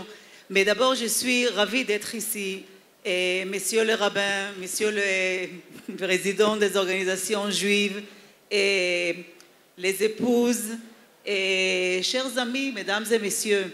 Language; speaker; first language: French; non-native, fluent; Hebrew